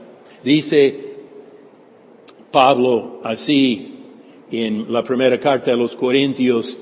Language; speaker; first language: Spanish; non-native, fluent; English